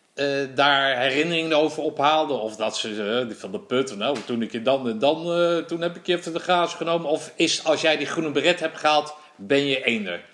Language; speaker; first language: Dutch; native; Dutch